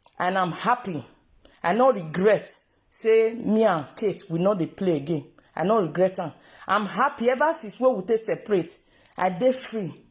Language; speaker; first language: Nigerian Pidgin; non-native, local second language; Yoruba